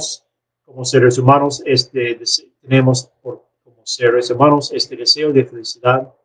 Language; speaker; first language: Spanish; non-native, learner; English